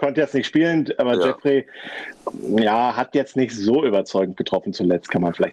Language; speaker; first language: German; native; German